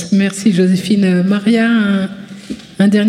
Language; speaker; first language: French; native; French